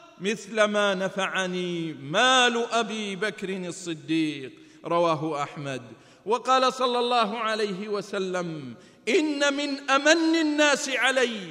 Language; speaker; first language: Arabic; native; Arabic